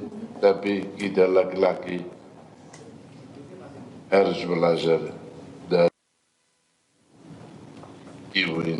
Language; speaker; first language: Indonesian; non-native, local second language; Tetum